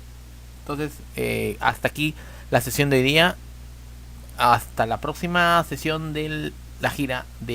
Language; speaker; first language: Spanish; native; Spanish